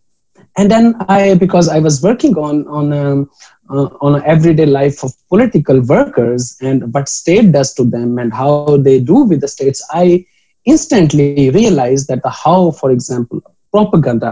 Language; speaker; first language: English; non-native, local second language; Urdu